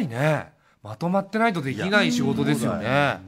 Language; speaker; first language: Japanese; native; Japanese